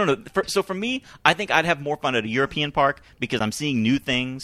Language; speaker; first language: English; native; English